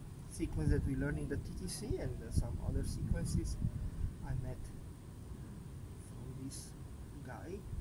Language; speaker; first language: English; non-native, fluent; Romanian